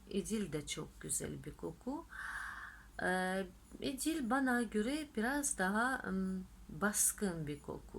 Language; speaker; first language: Turkish; non-native, fluent; Russian